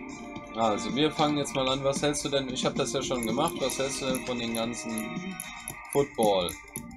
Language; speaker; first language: German; native; German